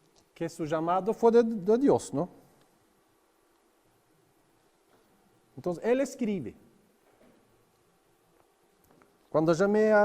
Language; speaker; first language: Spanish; non-native, learner; Norwegian